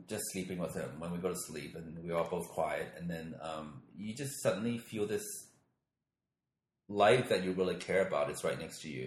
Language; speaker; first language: English; non-native, local second language; Cantonese